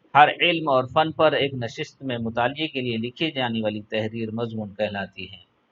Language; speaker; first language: Urdu; native; Urdu